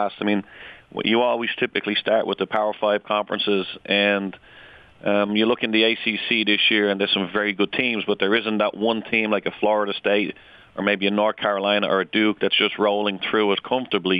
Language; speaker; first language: English; native; English